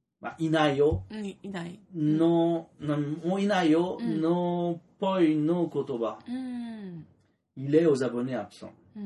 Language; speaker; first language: Japanese; non-native, learner; French